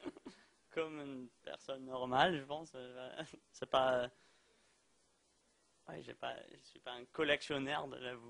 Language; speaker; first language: French; non-native, learner; Dutch